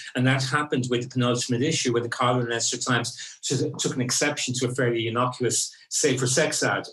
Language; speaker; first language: English; native; English